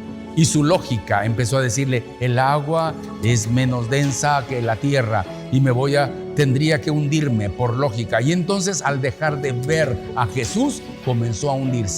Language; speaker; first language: Spanish; native; Spanish